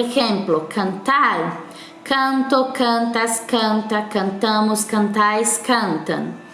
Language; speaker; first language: Spanish; non-native, fluent; Portuguese